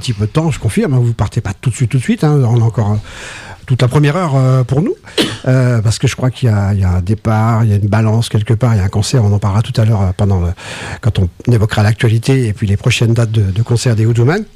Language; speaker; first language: French; native; French